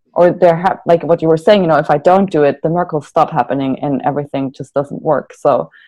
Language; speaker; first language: English; non-native, fluent; German